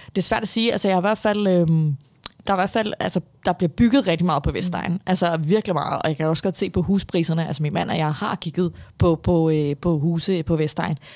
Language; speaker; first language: Danish; early bilingual, other home language; Persian